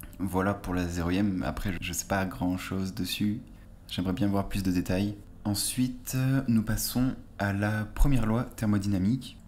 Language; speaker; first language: French; native; French